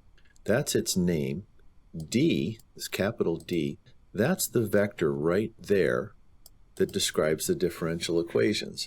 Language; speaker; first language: English; native; English